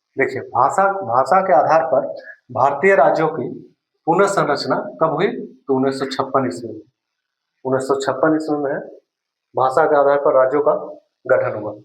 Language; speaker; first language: Hindi; native; Hindi